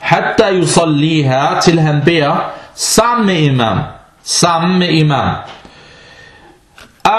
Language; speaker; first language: Danish; non-native, fluent; Arabic